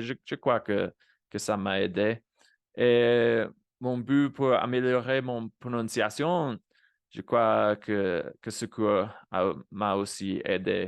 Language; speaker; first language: French; non-native, fluent; Spanish